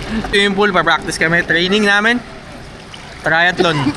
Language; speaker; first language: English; non-native, local second language; Filipino